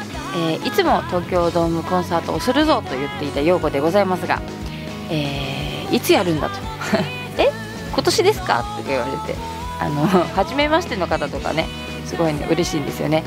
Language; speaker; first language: Japanese; native; Japanese